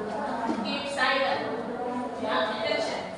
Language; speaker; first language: English; non-native, learner; Indonesian